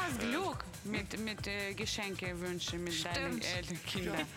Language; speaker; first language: German; non-native, fluent; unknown